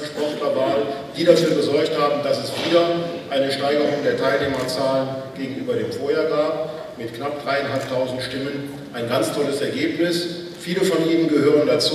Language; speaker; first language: German; native; German